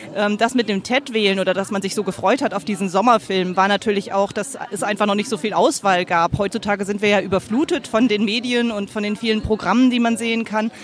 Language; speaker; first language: German; native; German